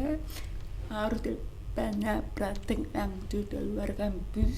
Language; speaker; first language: Indonesian; non-native, local second language; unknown